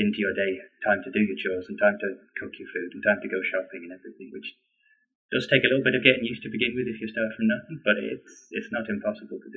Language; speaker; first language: English; native; English